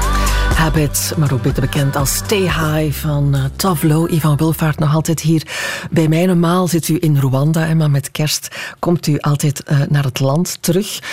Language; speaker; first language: Dutch; native; Dutch